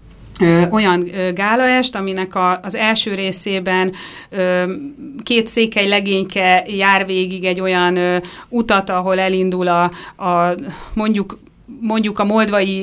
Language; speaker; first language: Hungarian; native; Hungarian